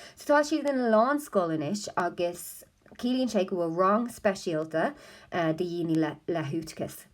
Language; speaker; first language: Irish; non-native, local second language; English